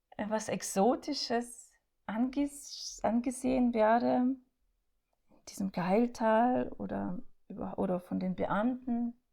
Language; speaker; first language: German; non-native, fluent; Russian